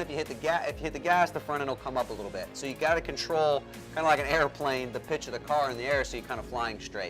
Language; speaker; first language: English; native; English